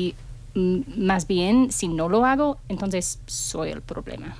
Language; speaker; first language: Spanish; non-native, fluent; English